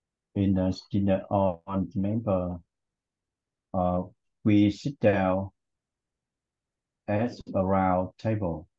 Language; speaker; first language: English; non-native, learner; Vietnamese